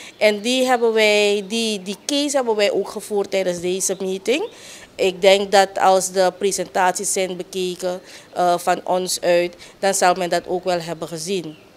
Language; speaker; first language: Dutch; native; Dutch